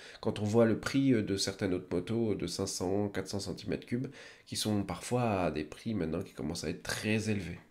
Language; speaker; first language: French; native; French